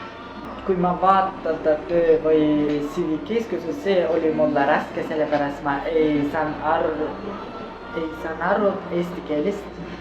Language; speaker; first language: Estonian; non-native, learner; Tajik